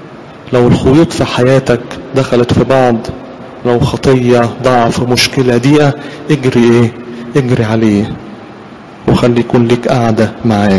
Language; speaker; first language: Arabic; native; Arabic